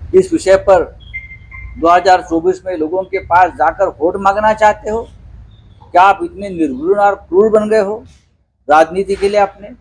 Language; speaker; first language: Hindi; non-native, local second language; Marathi